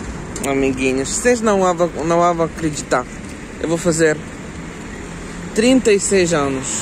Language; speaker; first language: Portuguese; non-native, learner; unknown